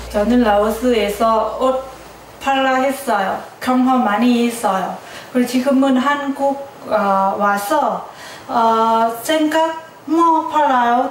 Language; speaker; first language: Korean; non-native, learner; Lao